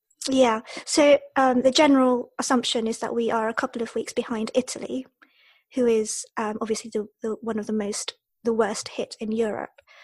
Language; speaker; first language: English; early bilingual, other home language; Japanese